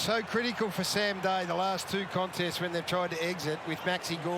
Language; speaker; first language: English; native; English